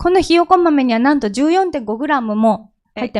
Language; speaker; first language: Japanese; non-native, fluent; Korean